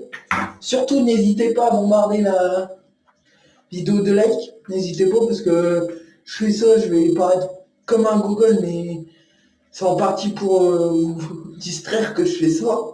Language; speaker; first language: French; native; French